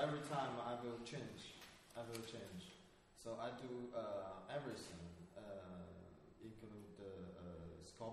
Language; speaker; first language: English; non-native, learner; Chinese